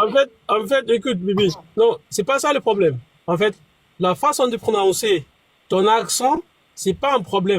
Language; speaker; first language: French; non-native, fluent; Arabic